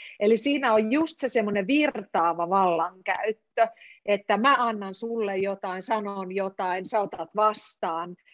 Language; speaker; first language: Finnish; native; Finnish